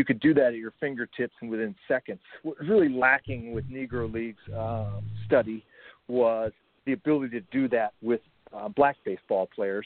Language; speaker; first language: English; native; English